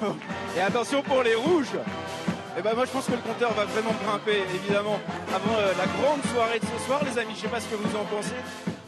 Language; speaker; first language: French; native; French